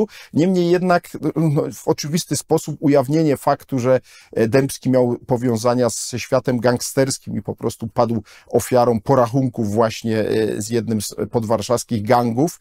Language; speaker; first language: Polish; native; Polish